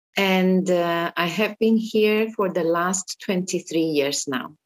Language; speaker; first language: English; non-native, fluent; Armenian